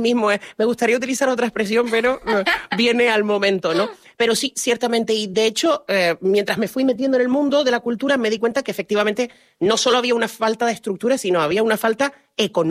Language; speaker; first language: Spanish; native; Spanish